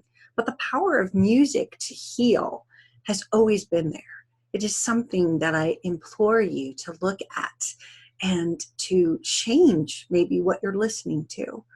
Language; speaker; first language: English; native; English